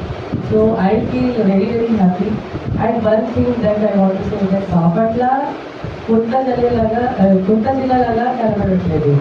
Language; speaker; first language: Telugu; non-native, fluent; Hindi